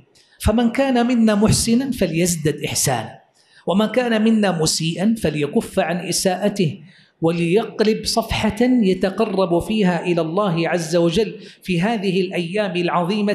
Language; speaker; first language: Arabic; native; Arabic